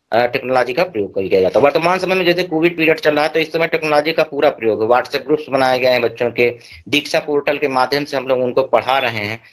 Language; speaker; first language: Hindi; native; Hindi